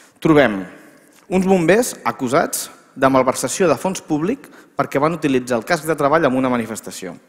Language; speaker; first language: Catalan; native; Catalan